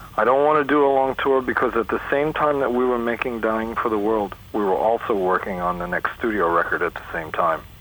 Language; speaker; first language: English; native; English